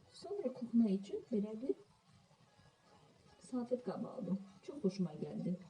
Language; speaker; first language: Turkish; non-native, learner; Azerbaijani